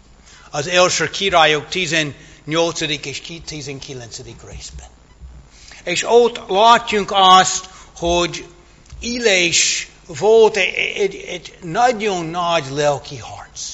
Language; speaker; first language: Hungarian; non-native, fluent; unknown